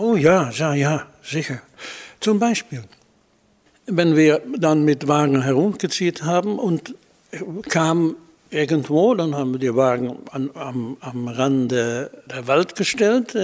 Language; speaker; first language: German; non-native, fluent; Dutch